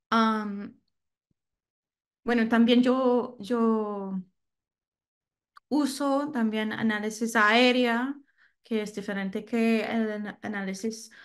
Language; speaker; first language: Spanish; non-native, learner; English